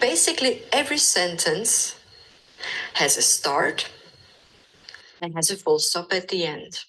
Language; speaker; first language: English; non-native, fluent; German